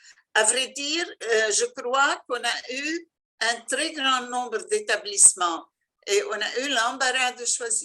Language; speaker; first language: French; non-native, local second language; Arabic